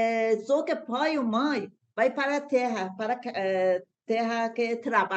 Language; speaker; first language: Portuguese; non-native, learner; Persian